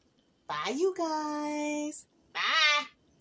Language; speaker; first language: English; native; English